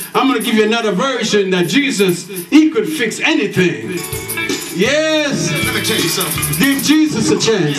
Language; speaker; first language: English; native; English